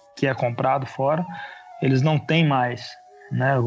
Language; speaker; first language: Portuguese; native; Portuguese